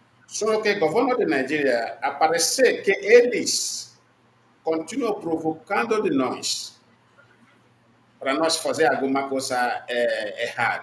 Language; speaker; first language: Portuguese; non-native, learner; Igbo